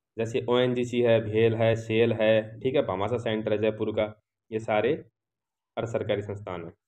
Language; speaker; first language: Hindi; native; Hindi